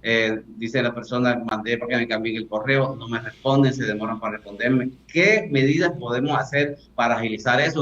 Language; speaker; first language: Spanish; native; Spanish